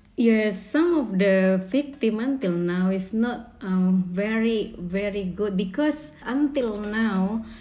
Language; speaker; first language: English; non-native, learner; Indonesian